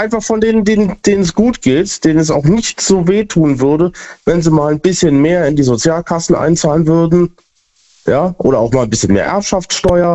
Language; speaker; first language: German; native; German